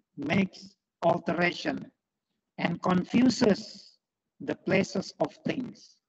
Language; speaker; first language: English; non-native, fluent; Indonesian